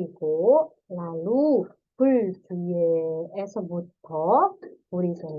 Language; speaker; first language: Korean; non-native, fluent; Indonesian